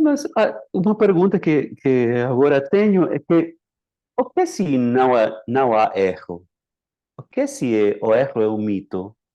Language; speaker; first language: Portuguese; non-native, learner; Spanish